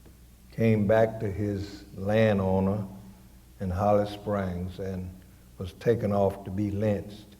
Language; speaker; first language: English; native; English